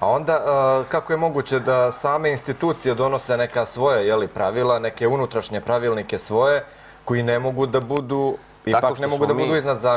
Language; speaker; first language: Croatian; native; Croatian